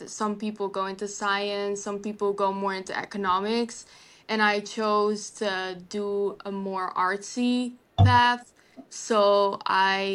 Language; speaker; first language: English; non-native, fluent; Dutch